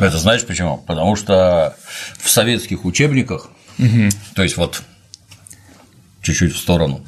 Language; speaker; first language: Russian; native; Russian